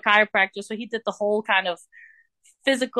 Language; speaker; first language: English; non-native, fluent; Dutch